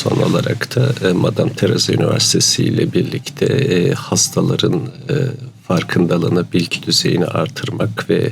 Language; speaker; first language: Turkish; native; Turkish